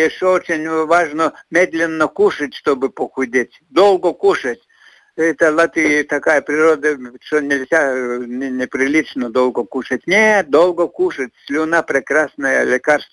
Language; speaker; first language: Russian; non-native, fluent; Latvian